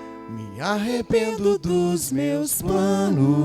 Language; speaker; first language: Portuguese; native; Portuguese